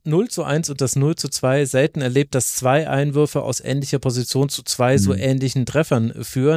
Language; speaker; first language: German; native; German